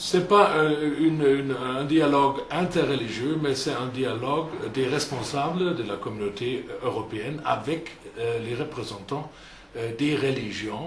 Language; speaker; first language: French; non-native, fluent; German